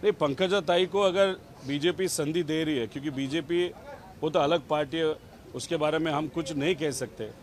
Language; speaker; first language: Hindi; non-native, local second language; Marathi